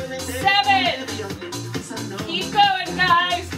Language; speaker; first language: English; native; English